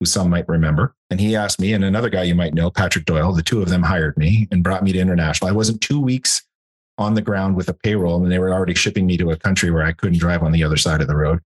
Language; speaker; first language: English; native; English